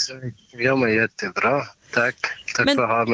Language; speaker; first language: Swedish; non-native, learner; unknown